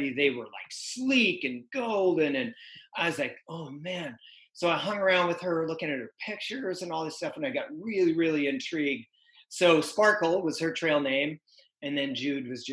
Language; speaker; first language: English; native; English